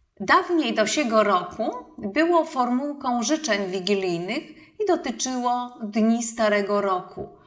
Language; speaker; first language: Polish; native; Polish